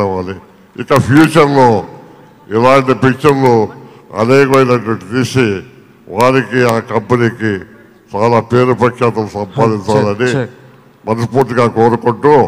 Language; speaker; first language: Telugu; native; Telugu